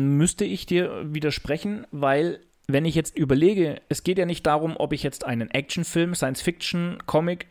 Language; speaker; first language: German; native; German